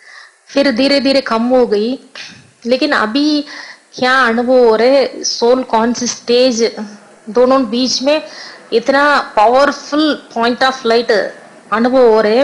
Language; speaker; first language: Hindi; non-native, local second language; Tamil